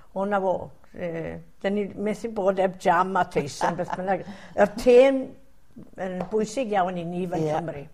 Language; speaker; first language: Welsh; early bilingual, heritage; Welsh